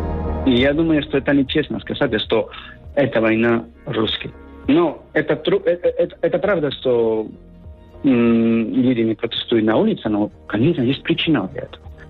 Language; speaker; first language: Russian; non-native, learner; Spanish